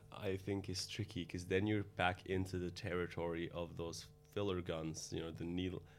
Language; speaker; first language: English; non-native, fluent; Dutch